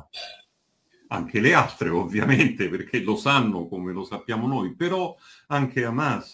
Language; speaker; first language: Italian; native; Italian